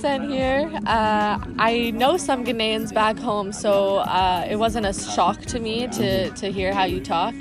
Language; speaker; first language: English; native; English